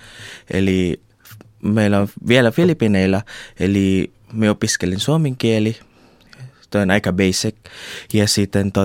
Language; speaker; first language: Finnish; non-native, learner; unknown